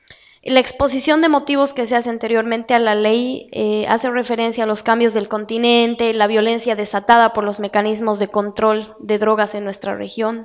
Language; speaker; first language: Spanish; native; Spanish